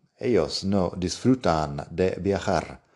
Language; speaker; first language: Spanish; non-native, fluent; English